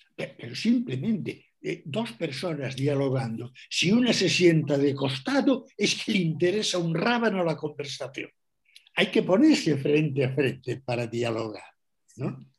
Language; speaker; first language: Spanish; non-native, local second language; Galician